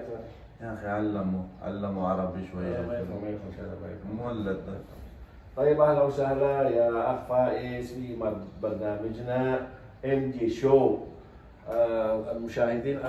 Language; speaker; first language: Arabic; non-native, fluent; Indonesian